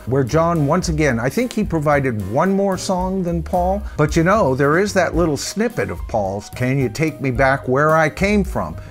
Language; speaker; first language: English; native; English